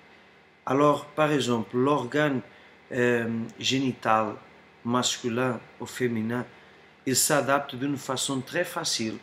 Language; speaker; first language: French; non-native, fluent; Portuguese